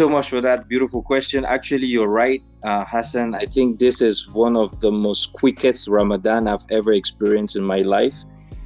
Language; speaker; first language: English; non-native, local second language; Fula